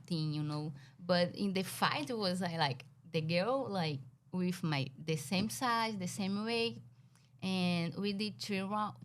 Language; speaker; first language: English; non-native, learner; Portuguese